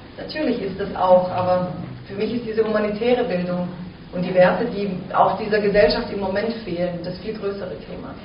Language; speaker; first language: German; early bilingual, other home language; Turkish